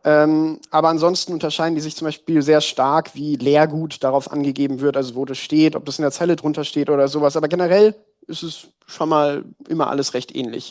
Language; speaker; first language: German; native; German